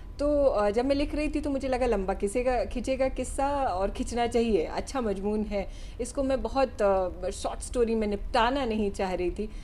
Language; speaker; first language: Hindi; native; Hindi